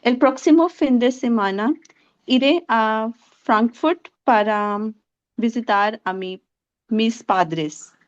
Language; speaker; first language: Spanish; non-native, learner; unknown